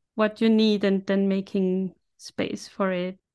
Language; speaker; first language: English; non-native, fluent; German